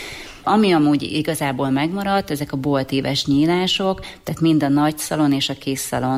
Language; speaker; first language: Hungarian; native; Hungarian